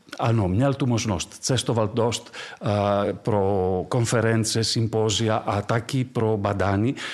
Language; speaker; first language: Czech; non-native, fluent; Greek